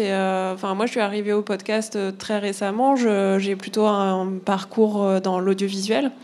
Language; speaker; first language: French; native; French